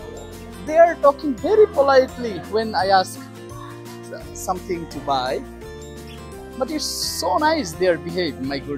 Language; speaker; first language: English; non-native, learner; Bangla